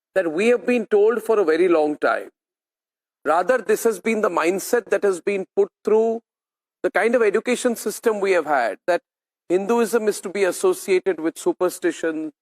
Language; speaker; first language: English; non-native, local second language; Hindi